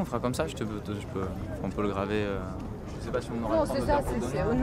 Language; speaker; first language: French; native; French